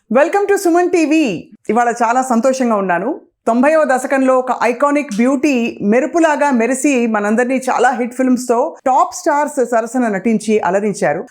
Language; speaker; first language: Telugu; native; Telugu